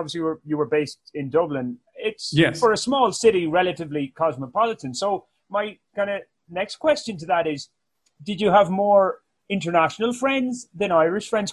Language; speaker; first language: English; native; English